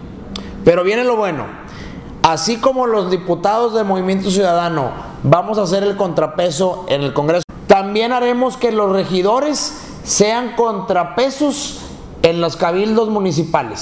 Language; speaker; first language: Spanish; native; Spanish